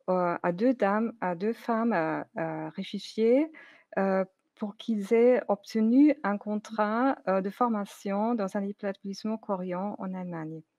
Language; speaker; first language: French; non-native, fluent; German